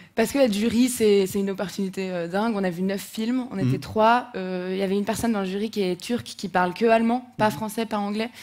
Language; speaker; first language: French; native; French